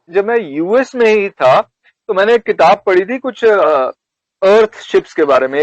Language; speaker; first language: Hindi; native; Hindi